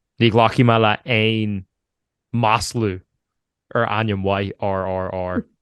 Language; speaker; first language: Irish; native; Irish